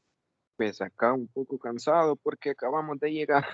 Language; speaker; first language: Spanish; native; Spanish